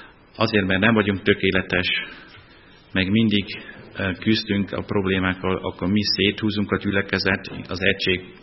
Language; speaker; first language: Hungarian; non-native, fluent; German